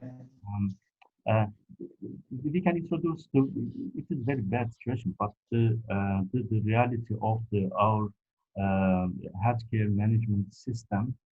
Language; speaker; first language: English; non-native, fluent; Turkish